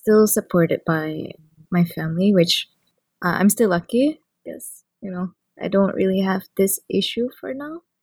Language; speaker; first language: English; non-native, local second language; Malay